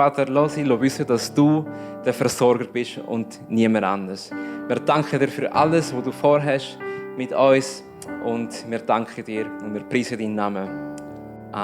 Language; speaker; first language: German; native; German